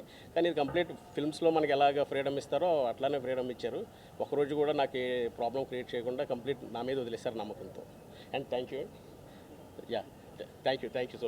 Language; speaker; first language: Telugu; native; Telugu